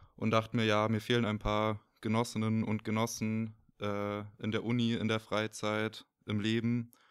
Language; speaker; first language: German; native; German